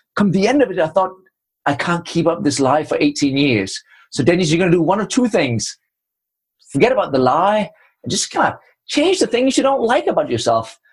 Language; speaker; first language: English; non-native, fluent; Danish